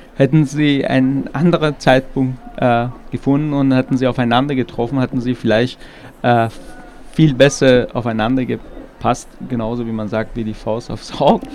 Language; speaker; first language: German; non-native, fluent; Persian